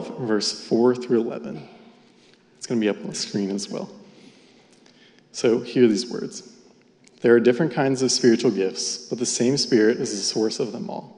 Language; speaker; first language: English; native; English